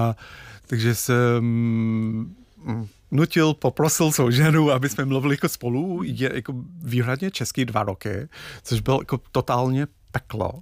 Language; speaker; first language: Czech; non-native, fluent; English